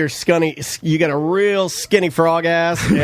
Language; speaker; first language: English; native; English